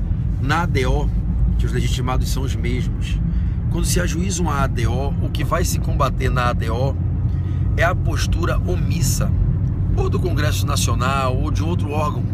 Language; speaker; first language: Portuguese; native; Portuguese